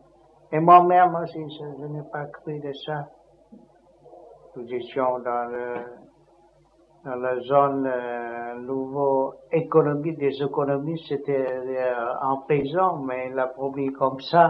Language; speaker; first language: French; non-native, learner; Vietnamese